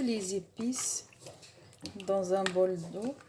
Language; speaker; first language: French; non-native, local second language; Arabic